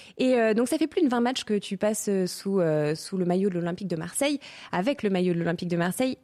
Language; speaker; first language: French; native; French